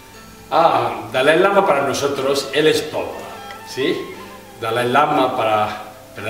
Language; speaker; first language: Spanish; non-native, fluent; Tibetan